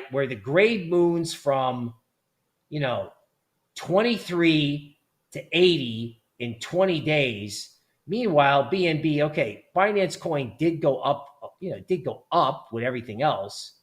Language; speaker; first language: English; native; English